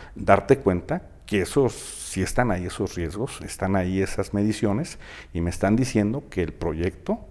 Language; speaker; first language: Spanish; native; Spanish